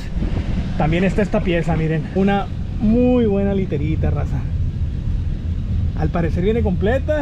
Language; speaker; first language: Spanish; native; Spanish